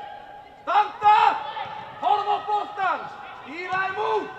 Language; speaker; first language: Icelandic; non-native, learner; Swedish